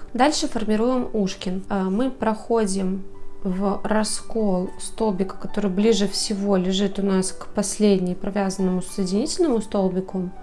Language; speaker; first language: Russian; native; Russian